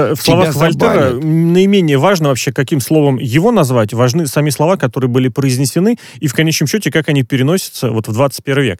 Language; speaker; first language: Russian; native; Russian